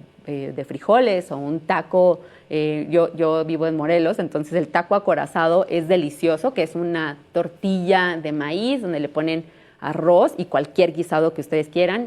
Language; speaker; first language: Spanish; native; Spanish